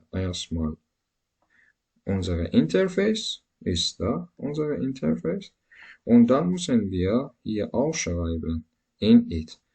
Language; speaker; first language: German; non-native, learner; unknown